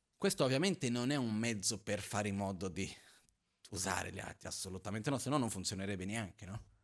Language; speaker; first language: Italian; non-native, fluent; Portuguese